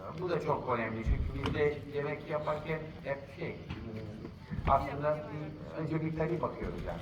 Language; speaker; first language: Turkish; non-native, fluent; Italian